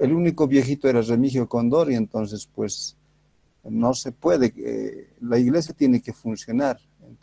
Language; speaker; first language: Spanish; native; Spanish